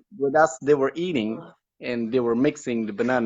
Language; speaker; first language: English; non-native, learner; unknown